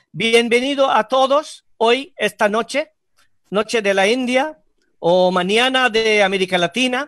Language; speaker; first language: Spanish; non-native, learner; Bangla